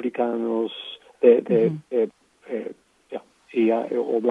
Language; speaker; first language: Spanish; non-native, fluent; English